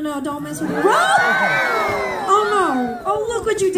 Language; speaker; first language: English; native; English